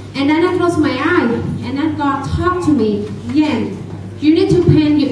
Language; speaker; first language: English; non-native, learner; Khmer